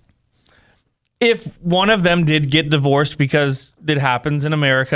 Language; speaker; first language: English; native; English